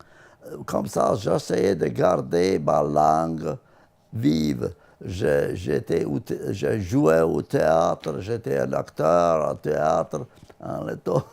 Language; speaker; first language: French; non-native, learner; Latvian